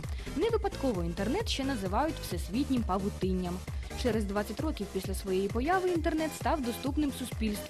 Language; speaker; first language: Ukrainian; native; Ukrainian